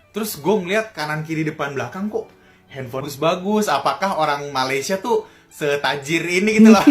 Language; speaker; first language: Indonesian; native; Indonesian